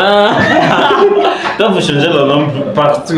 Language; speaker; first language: French; non-native, learner; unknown